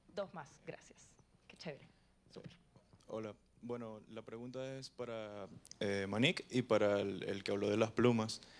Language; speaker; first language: Spanish; native; Spanish